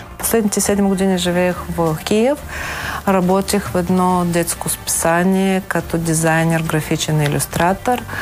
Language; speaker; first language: Bulgarian; non-native, fluent; Ukrainian